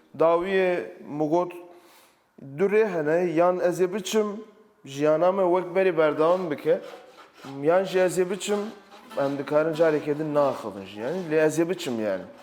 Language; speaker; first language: Kurdish; non-native, local second language; Turkish